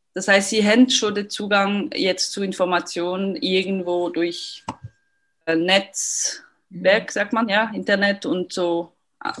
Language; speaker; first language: German; non-native, fluent; French